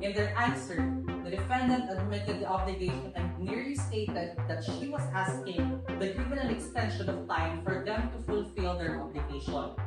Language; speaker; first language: English; non-native, local second language; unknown